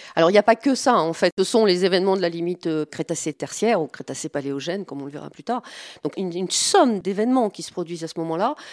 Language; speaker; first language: French; native; French